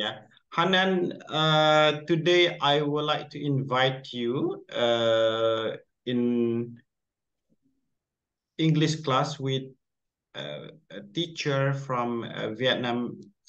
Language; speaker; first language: English; non-native, learner; Indonesian